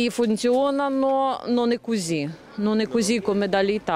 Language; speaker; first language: Italian; non-native, learner; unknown